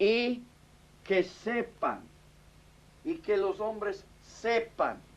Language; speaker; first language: Spanish; non-native, fluent; English